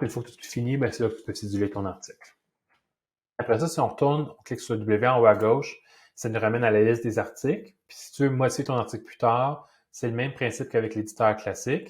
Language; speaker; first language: French; native; French